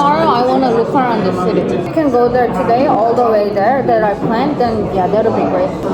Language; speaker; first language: English; non-native, learner; Korean